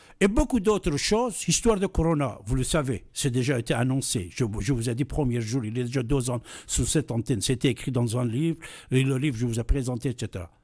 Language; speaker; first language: French; non-native, fluent; Persian